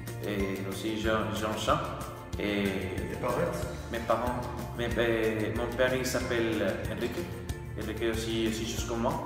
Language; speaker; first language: French; non-native, learner; Spanish